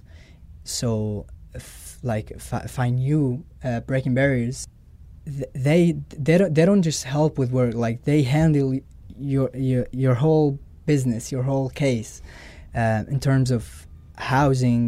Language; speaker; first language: English; non-native, fluent; Arabic